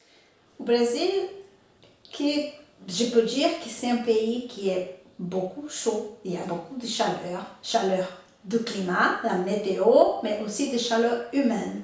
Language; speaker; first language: French; non-native, fluent; Portuguese